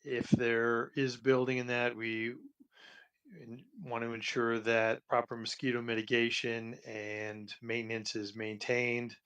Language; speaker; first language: English; native; English